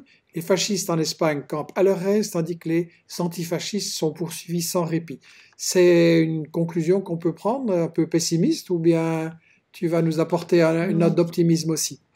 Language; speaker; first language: French; native; French